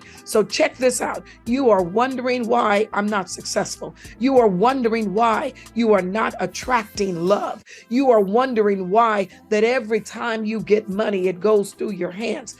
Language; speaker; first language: English; native; English